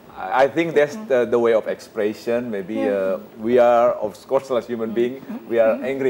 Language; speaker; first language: English; non-native, fluent; Indonesian